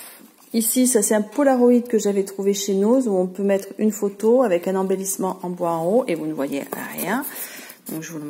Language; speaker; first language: French; native; French